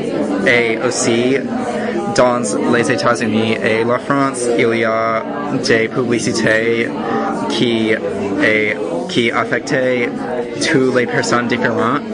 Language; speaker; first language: French; non-native, learner; English